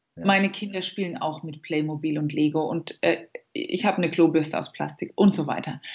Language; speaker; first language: German; native; German